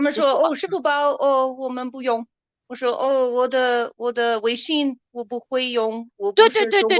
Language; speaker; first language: Chinese; non-native, learner; English